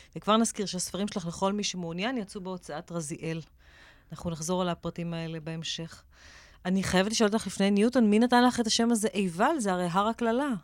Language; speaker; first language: Hebrew; native; Hebrew